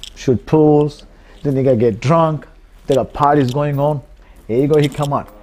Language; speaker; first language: English; non-native, local second language; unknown